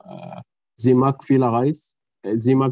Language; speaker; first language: German; non-native, learner; Arabic